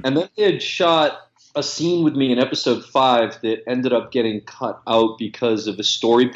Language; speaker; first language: English; native; English